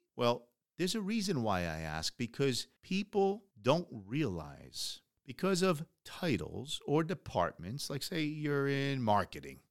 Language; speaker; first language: English; early bilingual, other home language; Spanish